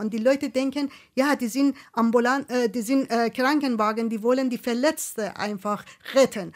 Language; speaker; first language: German; non-native, fluent; Persian